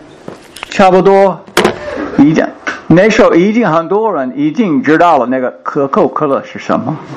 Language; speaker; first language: Chinese; non-native, fluent; English